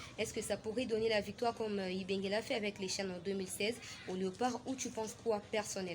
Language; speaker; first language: French; non-native, local second language; Lingala